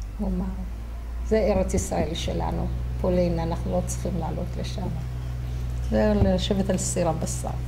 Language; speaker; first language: Hebrew; early bilingual, other home language; Yiddish